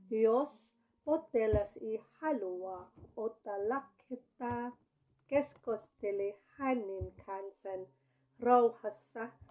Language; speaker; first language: Finnish; non-native, learner; Cebuano